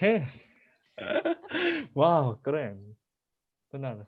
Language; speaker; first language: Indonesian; non-native, learner; Korean